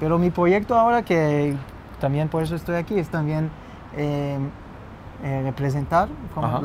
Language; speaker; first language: Spanish; non-native, fluent; Hebrew